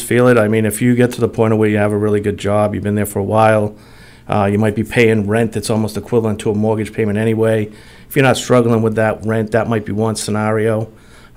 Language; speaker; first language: English; native; English